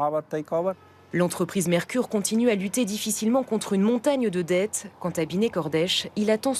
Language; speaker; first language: French; native; French